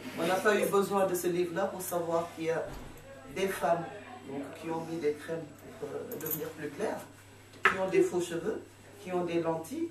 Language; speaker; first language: French; non-native, local second language; Fula